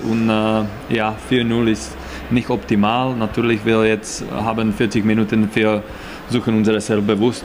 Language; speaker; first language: German; non-native, learner; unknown